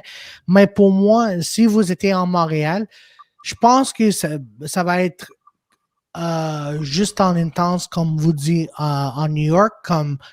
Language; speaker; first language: French; non-native, local second language; English